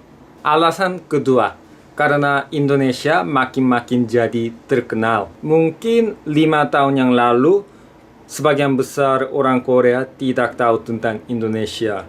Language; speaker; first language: Indonesian; non-native, fluent; Korean